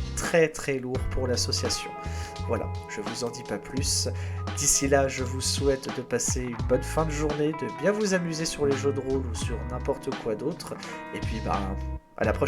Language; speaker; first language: French; native; French